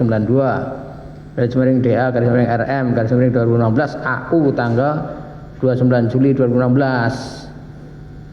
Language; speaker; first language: Indonesian; native; Indonesian